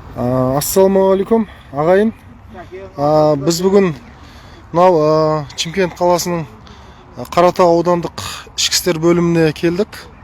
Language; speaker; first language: Kazakh; native; Kazakh